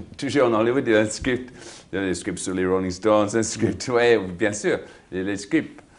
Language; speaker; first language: French; non-native, learner; English